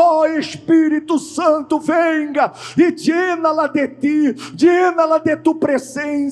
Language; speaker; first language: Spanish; non-native, learner; Portuguese